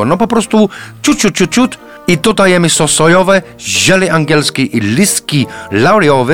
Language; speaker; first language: Polish; non-native, fluent; English